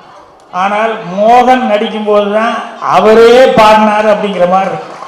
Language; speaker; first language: Tamil; native; Tamil